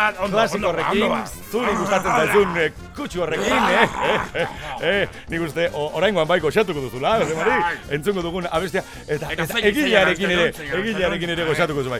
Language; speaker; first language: Basque; native; Basque